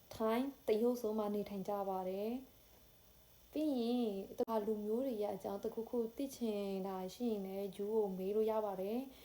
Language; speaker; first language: Burmese; non-native, local second language; Akha